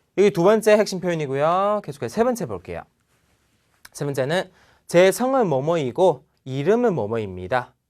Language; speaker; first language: Korean; non-native, fluent; Chinese